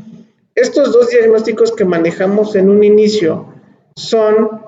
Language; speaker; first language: Spanish; native; Spanish